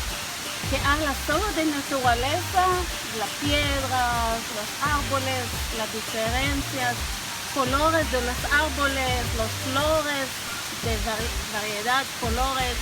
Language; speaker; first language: Spanish; non-native, fluent; Hebrew